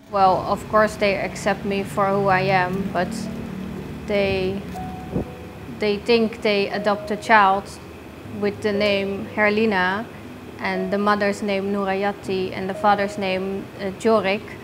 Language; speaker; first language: English; non-native, fluent; Dutch